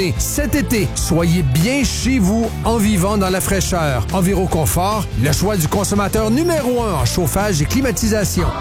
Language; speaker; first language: French; native; French